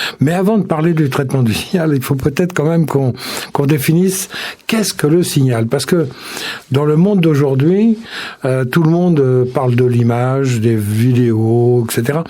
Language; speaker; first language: French; native; French